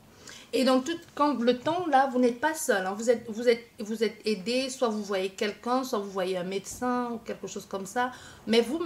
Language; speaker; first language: French; native; French